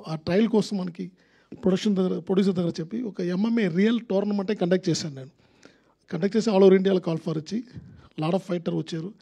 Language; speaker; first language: Telugu; non-native, learner; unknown